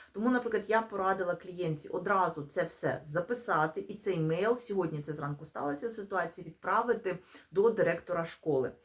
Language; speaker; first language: Ukrainian; non-native, local second language; Russian